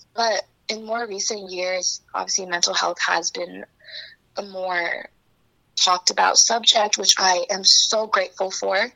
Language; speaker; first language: English; early bilingual, other home language; Chinese